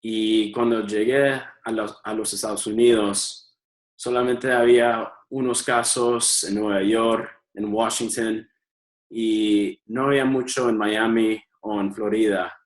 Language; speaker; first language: Spanish; early bilingual, heritage; Spanish